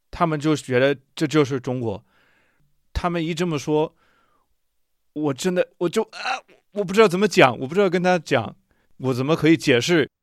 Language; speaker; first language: Chinese; non-native, fluent; English